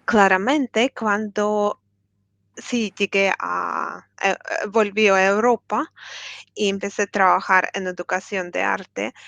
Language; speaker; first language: Spanish; non-native, fluent; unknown